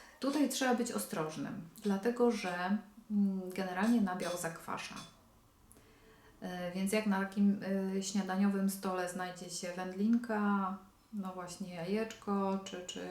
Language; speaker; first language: Polish; native; Polish